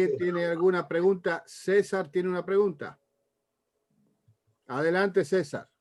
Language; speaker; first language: Spanish; native; Spanish